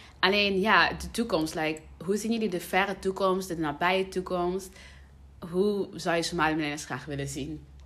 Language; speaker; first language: Dutch; early bilingual, other home language; Somali